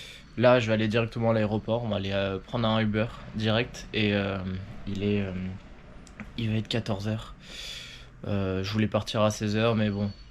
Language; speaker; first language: French; native; French